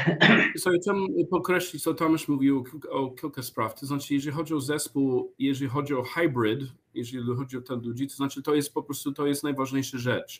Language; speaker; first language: Polish; non-native, learner; English